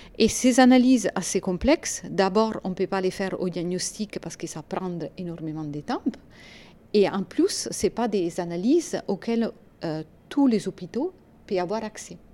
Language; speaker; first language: French; non-native, fluent; Italian